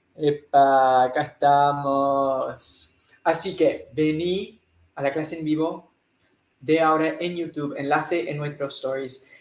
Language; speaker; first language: Spanish; non-native, fluent; English